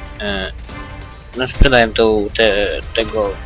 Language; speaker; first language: Polish; native; Polish